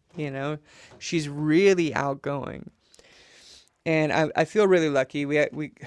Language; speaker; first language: English; native; English